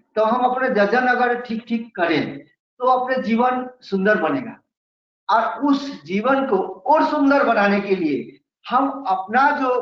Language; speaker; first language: Hindi; non-native, local second language; Bangla